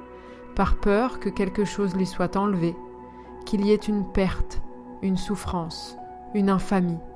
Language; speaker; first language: French; native; French